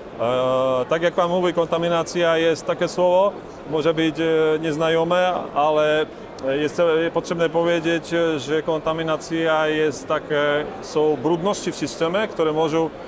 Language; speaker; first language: Polish; non-native, learner; Slovak